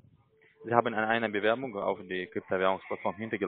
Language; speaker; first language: German; non-native, learner; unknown